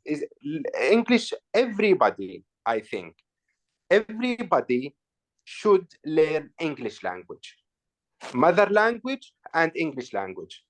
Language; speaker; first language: English; non-native, learner; Arabic